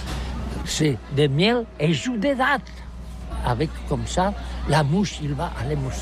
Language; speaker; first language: French; non-native, learner; Catalan